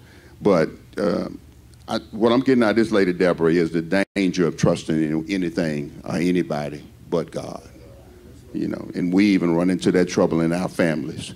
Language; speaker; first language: English; native; English